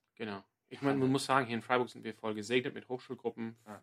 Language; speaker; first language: German; non-native, fluent; English